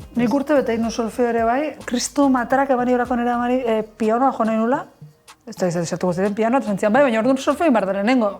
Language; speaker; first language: Basque; native; Basque